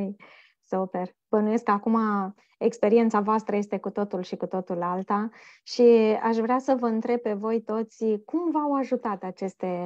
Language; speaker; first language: Romanian; native; Romanian